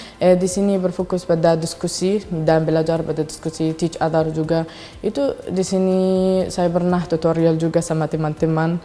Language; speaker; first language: Indonesian; non-native, learner; Arabic